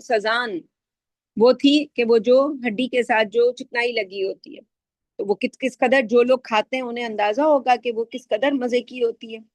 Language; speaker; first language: Urdu; native; Urdu